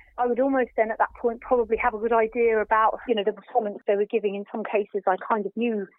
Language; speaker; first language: English; native; English